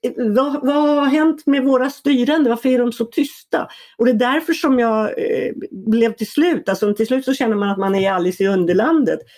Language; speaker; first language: Swedish; native; Swedish